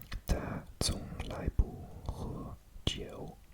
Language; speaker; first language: Chinese; non-native, learner; English